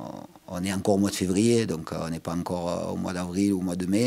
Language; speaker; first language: French; native; French